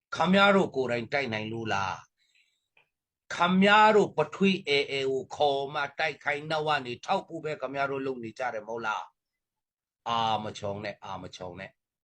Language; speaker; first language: Burmese; non-native, local second language; Hakha Chin